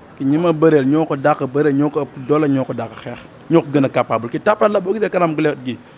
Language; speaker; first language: Wolof; native; Wolof